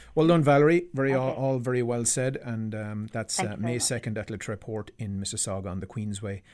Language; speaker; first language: English; native; English